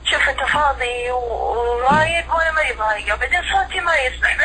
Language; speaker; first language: Arabic; native; Arabic